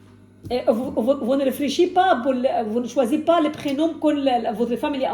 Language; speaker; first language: French; non-native, fluent; Arabic